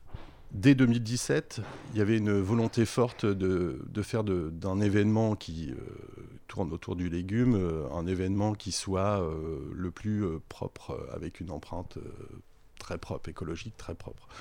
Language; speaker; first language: French; native; French